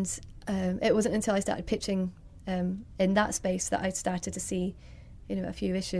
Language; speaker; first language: English; native; English